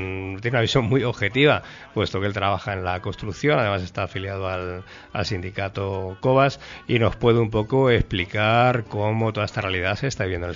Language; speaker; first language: Spanish; native; Spanish